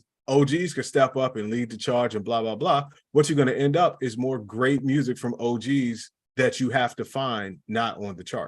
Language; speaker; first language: English; native; English